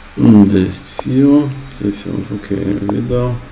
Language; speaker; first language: German; non-native, fluent; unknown